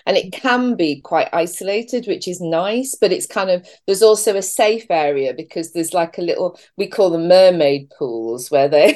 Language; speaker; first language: English; native; English